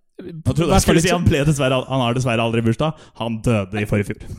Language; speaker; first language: Norwegian; native; Norwegian